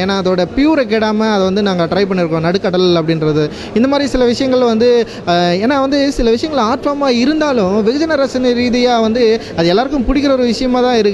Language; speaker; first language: Tamil; native; Tamil